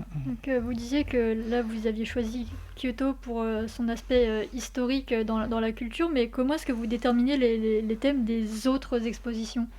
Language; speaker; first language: French; native; French